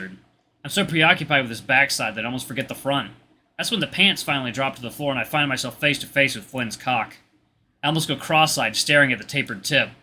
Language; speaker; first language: English; native; English